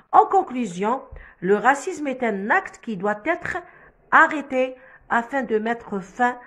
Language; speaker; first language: French; non-native, local second language; Arabic